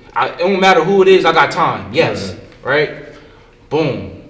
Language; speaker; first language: English; native; English